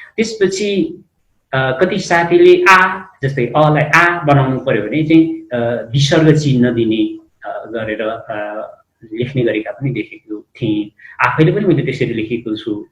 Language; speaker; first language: Nepali; non-native, local second language; Eastern Tamang